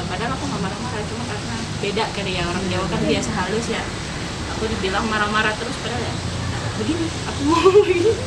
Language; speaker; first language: Indonesian; native; Indonesian